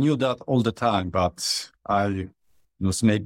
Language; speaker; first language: English; non-native, fluent; Polish